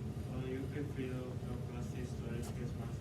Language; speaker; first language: Spanish; non-native, learner; English